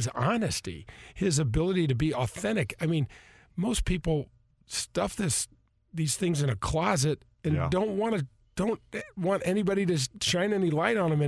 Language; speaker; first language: English; native; English